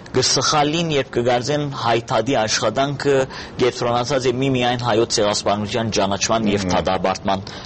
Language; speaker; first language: Armenian; early bilingual, heritage; Armenian